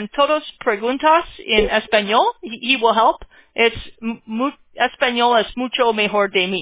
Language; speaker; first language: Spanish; non-native, learner; English